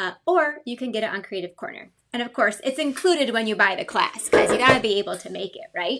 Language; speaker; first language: English; native; English